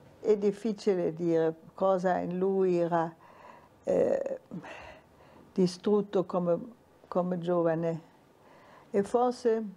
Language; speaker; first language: Italian; non-native, fluent; German